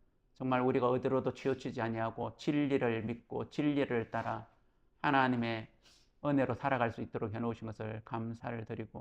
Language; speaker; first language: Korean; native; Korean